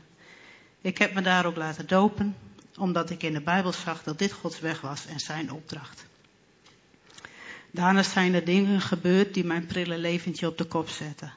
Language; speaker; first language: Dutch; native; Dutch